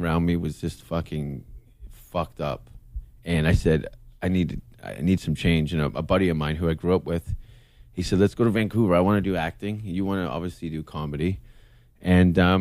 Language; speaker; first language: English; native; English